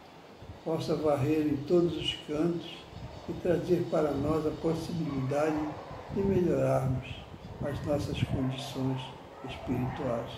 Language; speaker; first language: Portuguese; native; Portuguese